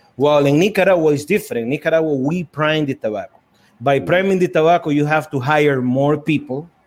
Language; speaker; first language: English; non-native, fluent; Spanish